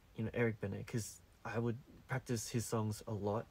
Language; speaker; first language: English; early bilingual, other home language; Korean